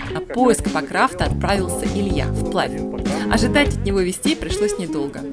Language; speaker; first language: Russian; native; Russian